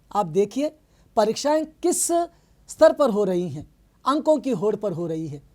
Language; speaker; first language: Hindi; non-native, local second language; Telugu